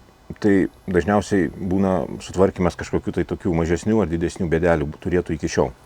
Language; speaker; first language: Lithuanian; native; Lithuanian